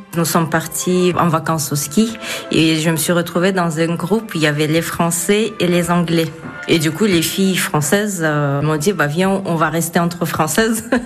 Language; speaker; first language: French; non-native, fluent; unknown